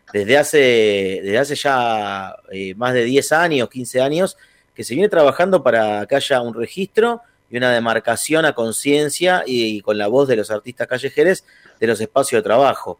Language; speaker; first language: Spanish; native; Spanish